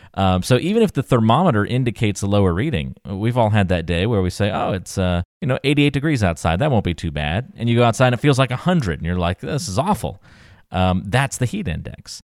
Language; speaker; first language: English; native; English